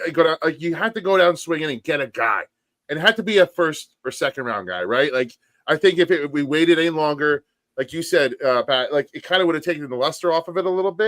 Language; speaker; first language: English; native; English